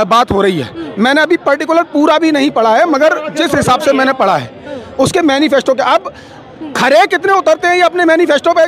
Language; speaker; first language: Hindi; native; Hindi